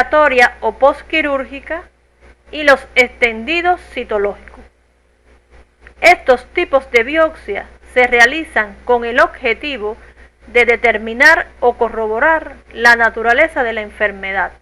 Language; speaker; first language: Spanish; native; Spanish